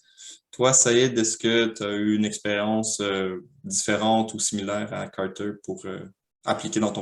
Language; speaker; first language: French; native; French